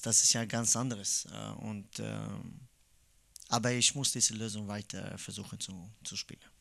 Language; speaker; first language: German; non-native, fluent; Swedish